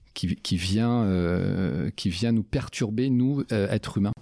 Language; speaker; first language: French; native; French